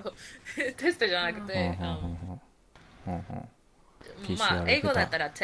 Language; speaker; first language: Japanese; non-native, learner; Spanish